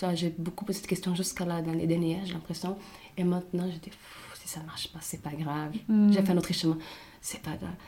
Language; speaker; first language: French; non-native, fluent; Portuguese